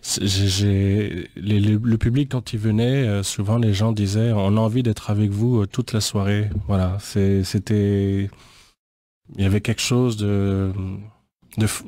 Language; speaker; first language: French; native; French